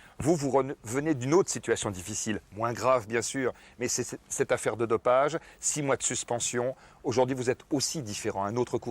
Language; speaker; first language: French; native; French